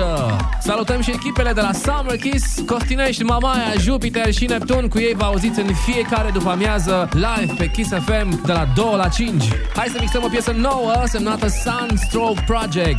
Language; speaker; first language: Romanian; native; Romanian